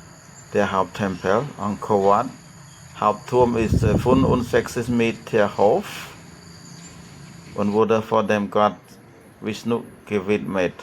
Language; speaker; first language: German; non-native, learner; Khmer